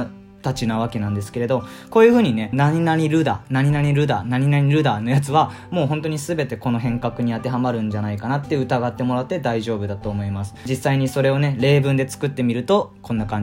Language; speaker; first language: Japanese; native; Japanese